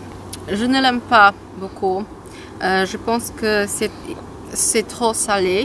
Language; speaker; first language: French; non-native, learner; Polish